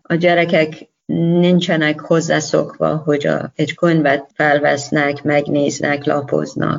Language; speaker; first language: Hungarian; non-native, learner; Persian